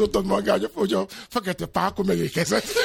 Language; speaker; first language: Hungarian; non-native, fluent; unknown